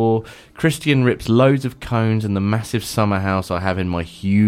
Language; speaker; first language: English; native; English